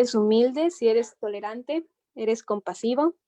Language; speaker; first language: Spanish; native; Spanish